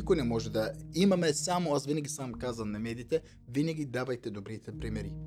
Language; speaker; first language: Bulgarian; non-native, fluent; Arabic